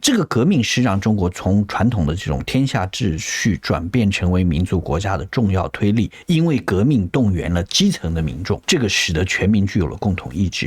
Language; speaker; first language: Chinese; native; Chinese